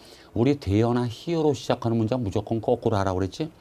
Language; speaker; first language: Korean; native; Korean